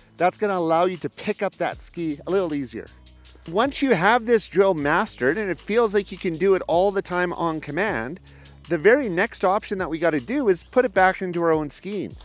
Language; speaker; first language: English; native; English